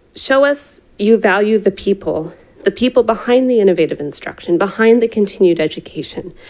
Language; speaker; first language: English; native; English